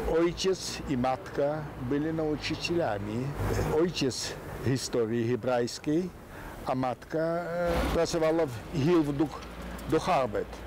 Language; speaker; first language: Polish; non-native, local second language; Yiddish